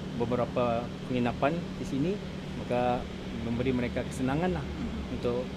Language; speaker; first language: Malay; native; Malay